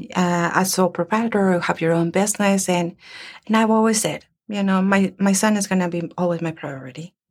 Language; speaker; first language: English; early bilingual, other home language; Spanish